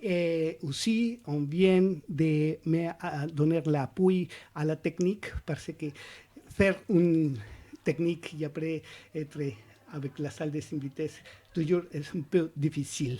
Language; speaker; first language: French; non-native, learner; Spanish